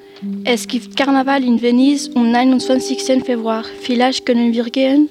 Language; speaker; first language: German; non-native, learner; French